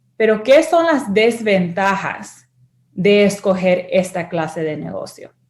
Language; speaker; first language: Spanish; early bilingual, heritage; Spanish